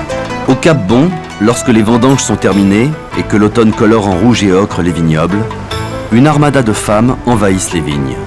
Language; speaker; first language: French; native; French